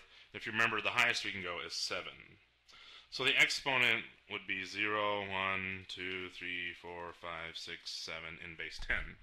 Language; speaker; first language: English; native; English